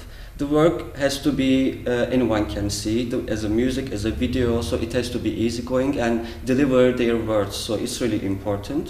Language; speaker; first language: English; non-native, fluent; Turkish